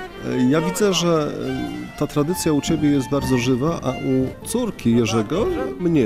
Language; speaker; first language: Polish; native; Polish